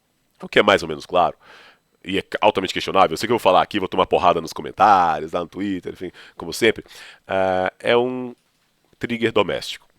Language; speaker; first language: Portuguese; native; Portuguese